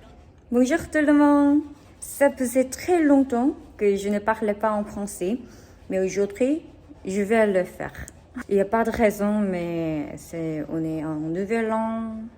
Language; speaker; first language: French; non-native, learner; Korean